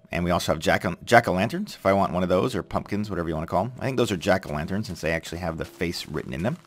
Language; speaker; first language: English; native; English